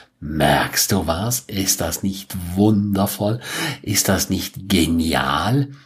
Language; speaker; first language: German; non-native, local second language; Romansh